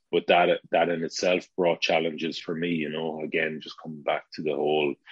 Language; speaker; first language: English; native; English